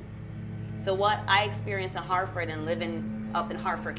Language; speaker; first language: English; early bilingual, other home language; Russian